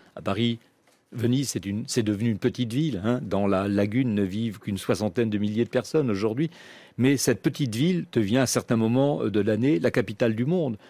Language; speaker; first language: French; native; French